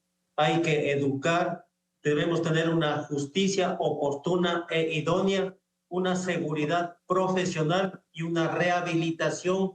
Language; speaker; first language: Spanish; native; Spanish